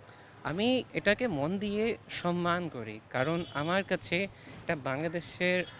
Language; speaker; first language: Bangla; non-native, fluent; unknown